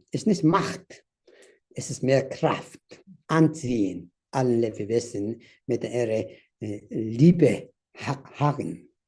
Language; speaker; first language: German; non-native, fluent; Tibetan